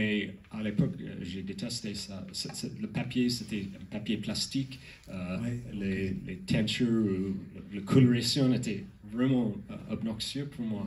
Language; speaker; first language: French; non-native, learner; English